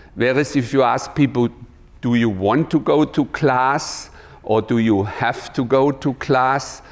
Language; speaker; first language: English; non-native, fluent; German